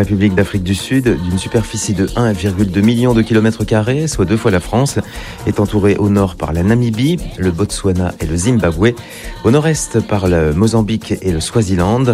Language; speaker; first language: French; native; French